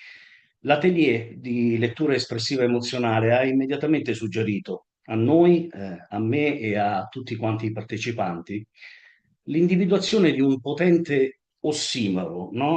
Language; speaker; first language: Italian; native; Italian